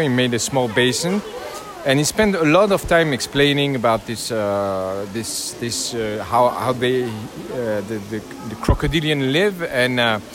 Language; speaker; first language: English; non-native, learner; French